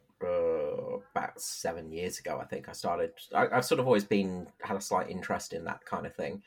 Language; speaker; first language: English; native; English